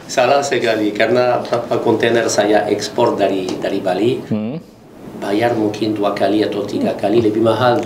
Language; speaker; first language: Indonesian; non-native, learner; Italian